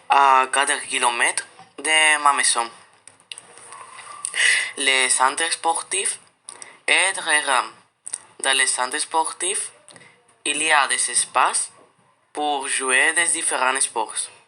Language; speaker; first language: French; non-native, learner; Spanish